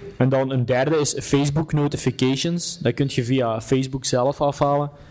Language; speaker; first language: Dutch; native; Dutch